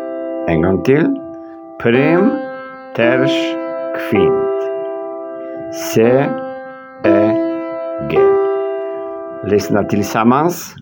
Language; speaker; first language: Swedish; non-native, learner; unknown